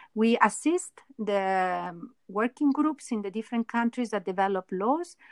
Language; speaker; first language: English; non-native, fluent; Spanish